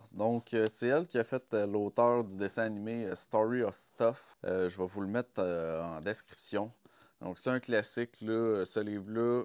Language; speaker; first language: French; native; French